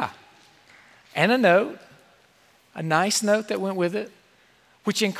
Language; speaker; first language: English; native; English